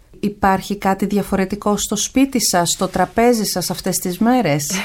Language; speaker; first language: Greek; native; Greek